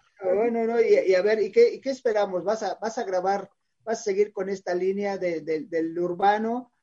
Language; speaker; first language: Spanish; native; Spanish